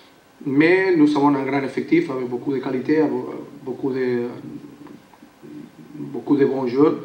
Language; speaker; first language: French; non-native, learner; Spanish